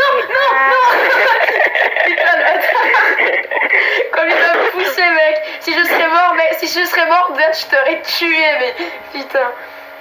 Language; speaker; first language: French; native; French